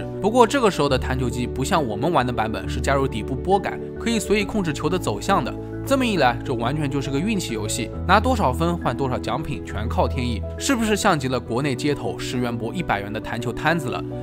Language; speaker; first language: Chinese; native; Chinese